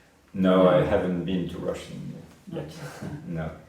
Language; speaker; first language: English; non-native, fluent; French